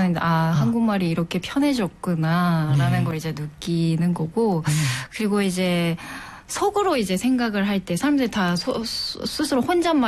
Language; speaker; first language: Korean; non-native, fluent; Japanese